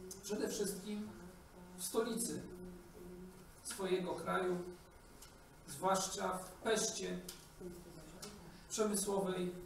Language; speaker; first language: Polish; native; Polish